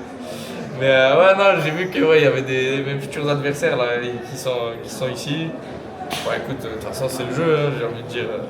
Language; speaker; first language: French; native; French